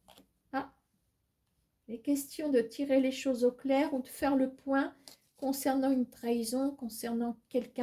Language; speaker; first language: French; native; French